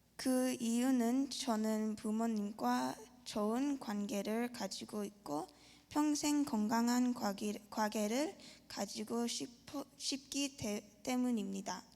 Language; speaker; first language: Korean; early bilingual, heritage; Korean